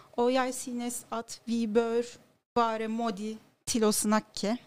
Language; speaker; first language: Norwegian; non-native, learner; Turkish